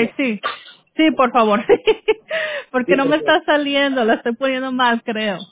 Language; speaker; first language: Spanish; early bilingual, heritage; Spanish